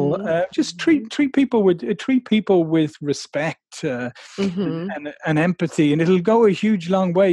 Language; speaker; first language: English; native; English